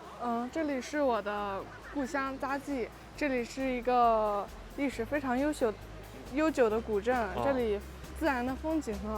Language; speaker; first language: Chinese; native; Chinese